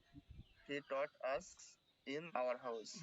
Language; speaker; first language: English; non-native, learner; Bangla